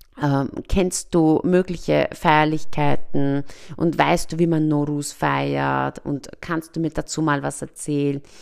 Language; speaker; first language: German; early bilingual, other home language; Persian